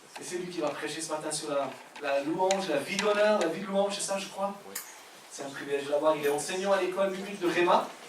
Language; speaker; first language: French; native; French